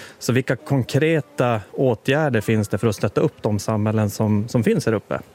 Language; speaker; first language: Swedish; native; Swedish